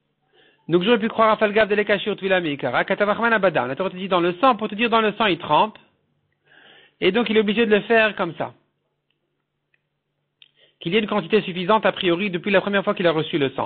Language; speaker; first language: French; native; French